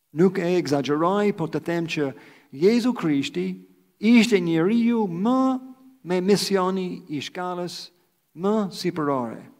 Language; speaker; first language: Albanian; non-native, fluent; English